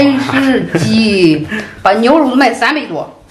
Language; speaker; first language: Chinese; native; Chinese